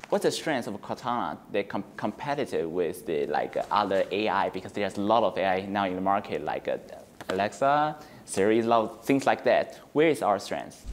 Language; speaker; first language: English; non-native, fluent; Chinese